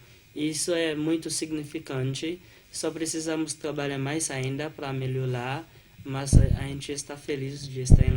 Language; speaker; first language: Portuguese; non-native, fluent; Haitian Creole